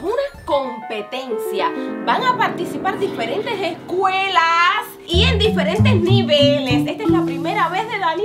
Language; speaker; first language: Spanish; native; Spanish